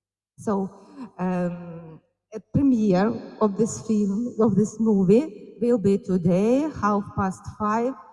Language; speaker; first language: English; non-native, fluent; Ukrainian